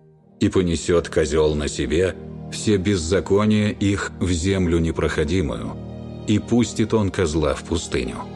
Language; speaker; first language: Russian; native; Russian